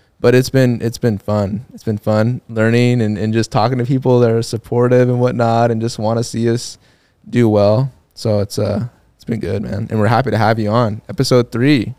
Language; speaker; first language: English; native; English